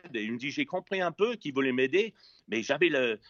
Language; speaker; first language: French; non-native, fluent; English